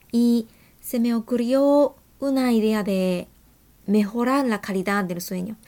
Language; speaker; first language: Spanish; non-native, fluent; Japanese